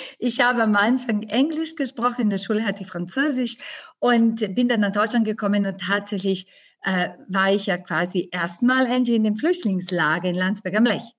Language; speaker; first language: German; non-native, fluent; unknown